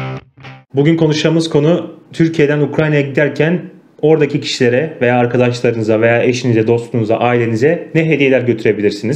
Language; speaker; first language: Turkish; native; Turkish